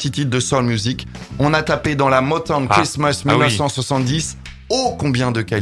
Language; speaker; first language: French; native; French